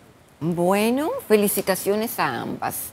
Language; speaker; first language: Spanish; native; Spanish